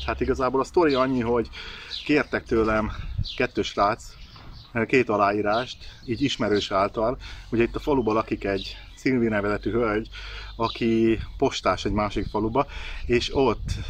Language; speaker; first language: Hungarian; native; Hungarian